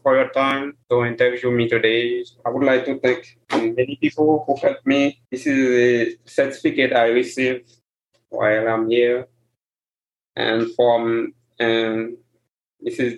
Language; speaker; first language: English; non-native, learner; Haitian Creole